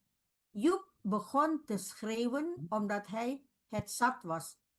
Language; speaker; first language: Dutch; non-native, fluent; Indonesian